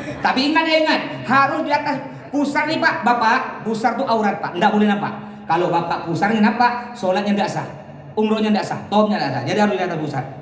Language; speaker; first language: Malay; native; Malay